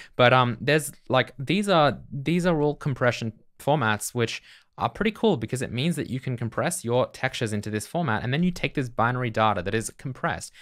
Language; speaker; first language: English; native; English